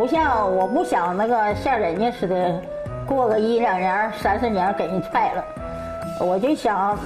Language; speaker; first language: Chinese; native; Chinese